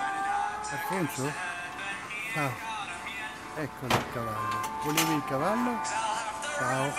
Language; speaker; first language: Italian; native; Italian